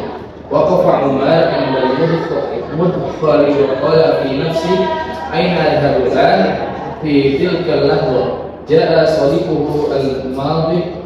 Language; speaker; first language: Arabic; non-native, learner; Indonesian